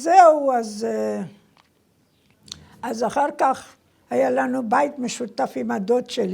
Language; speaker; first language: Hebrew; non-native, fluent; Persian